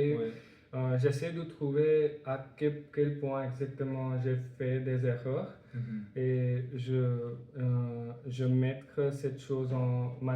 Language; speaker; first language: French; non-native, learner; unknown